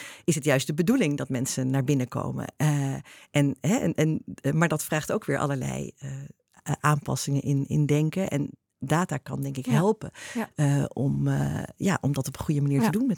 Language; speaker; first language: Dutch; native; Dutch